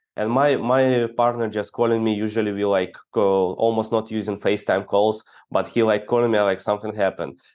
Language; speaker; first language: English; non-native, fluent; Ukrainian